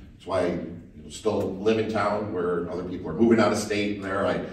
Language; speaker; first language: English; native; English